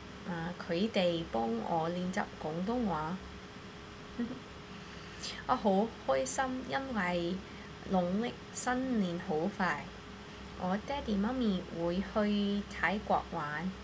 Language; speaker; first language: Cantonese; non-native, learner; English